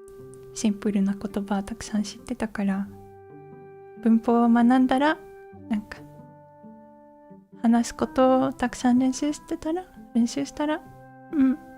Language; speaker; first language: Japanese; non-native, learner; English